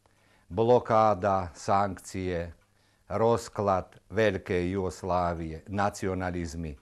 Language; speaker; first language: Slovak; native; Slovak